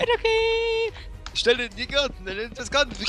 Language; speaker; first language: German; native; German